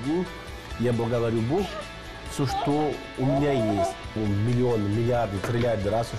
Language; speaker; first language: Russian; non-native, learner; Portuguese